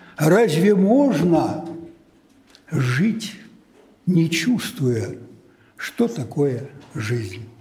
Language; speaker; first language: Russian; native; Russian